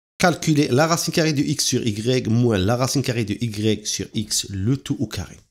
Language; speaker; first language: French; non-native, local second language; Arabic